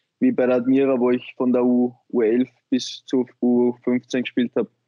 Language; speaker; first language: German; native; German